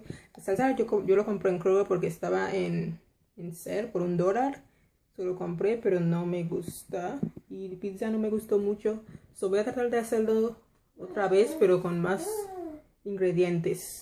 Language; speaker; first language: Spanish; non-native, fluent; Haitian Creole